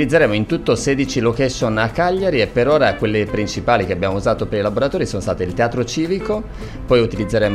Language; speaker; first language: Italian; native; Italian